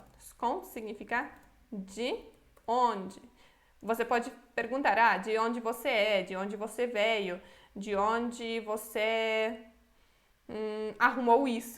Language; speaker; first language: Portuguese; non-native, fluent; Polish